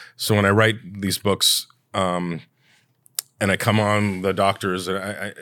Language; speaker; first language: English; early bilingual, other home language; Italian